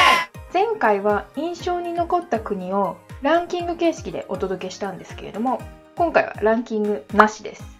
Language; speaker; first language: Japanese; native; Japanese